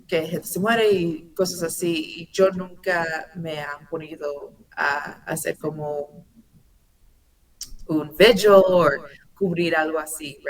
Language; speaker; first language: Spanish; early bilingual, heritage; English